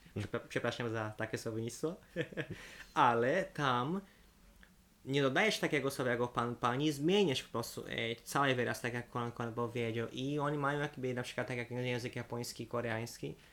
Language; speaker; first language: Polish; non-native, fluent; Portuguese